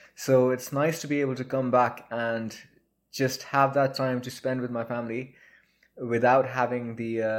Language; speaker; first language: English; non-native, local second language; Urdu